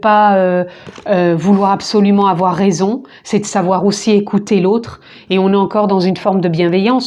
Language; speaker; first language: French; native; French